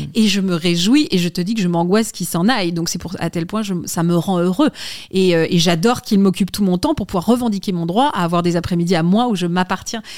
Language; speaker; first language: French; native; French